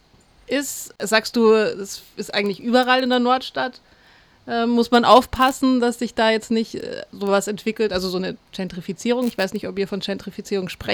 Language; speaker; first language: German; native; German